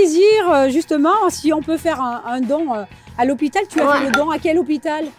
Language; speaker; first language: French; native; French